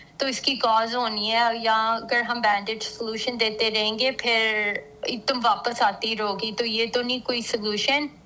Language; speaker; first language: Urdu; early bilingual, heritage; Urdu